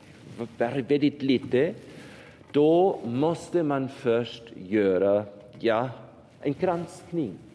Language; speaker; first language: Swedish; non-native, fluent; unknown